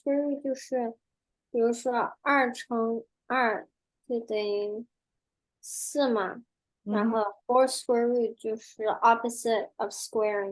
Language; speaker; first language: Chinese; early bilingual, heritage; Chinese